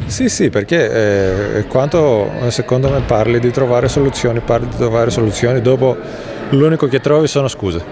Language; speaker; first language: Italian; non-native, fluent; Greek